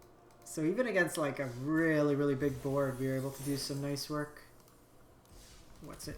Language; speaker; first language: English; native; English